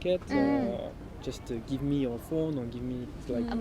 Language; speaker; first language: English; non-native, learner; French